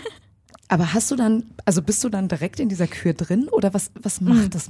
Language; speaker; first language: German; native; German